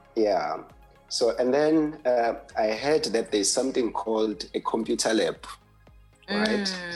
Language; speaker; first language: English; non-native, local second language; Zulu